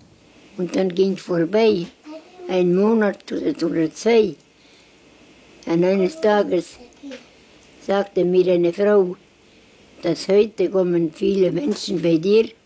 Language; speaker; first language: German; non-native, learner; Estonian